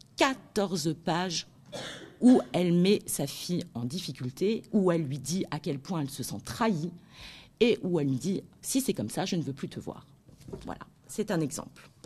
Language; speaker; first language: French; native; French